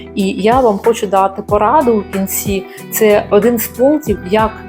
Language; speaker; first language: Ukrainian; non-native, local second language; Russian